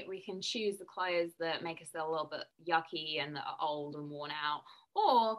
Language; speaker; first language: English; native; English